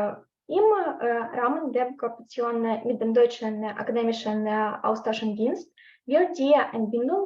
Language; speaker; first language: German; non-native, learner; Ukrainian